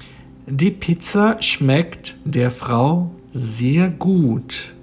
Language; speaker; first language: German; non-native, fluent; Portuguese